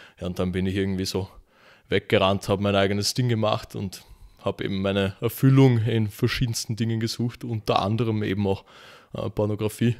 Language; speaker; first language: German; native; German